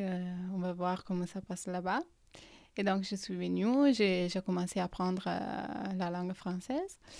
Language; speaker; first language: French; non-native, fluent; Italian